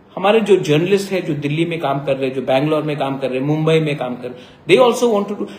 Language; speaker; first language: Hindi; non-native, local second language; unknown